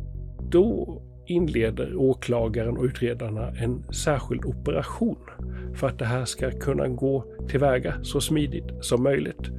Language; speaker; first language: Swedish; native; Swedish